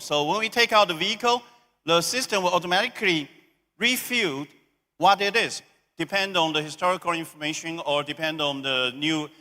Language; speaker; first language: English; non-native, fluent; Chinese